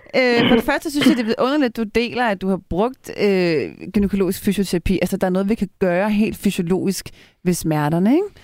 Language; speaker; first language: Danish; native; Danish